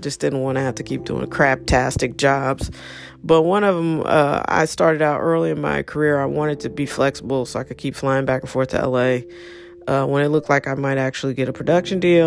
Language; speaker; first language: English; native; English